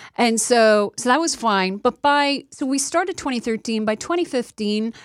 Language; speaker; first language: English; native; English